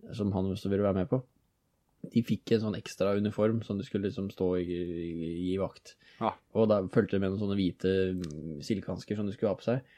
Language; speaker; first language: Norwegian; native; Norwegian